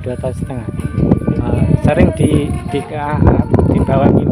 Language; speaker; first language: Indonesian; non-native, local second language; Javanese